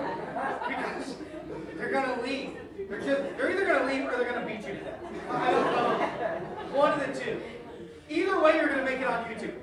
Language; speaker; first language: English; native; English